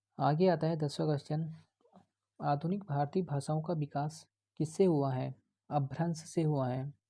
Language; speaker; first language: Hindi; native; Hindi